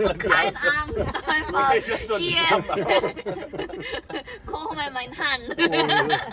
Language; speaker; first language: German; non-native, learner; Korean